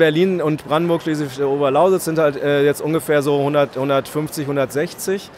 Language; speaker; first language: German; native; German